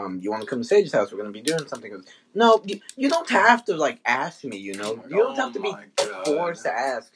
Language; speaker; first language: English; native; English